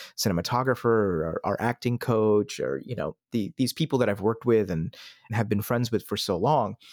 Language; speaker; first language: English; native; English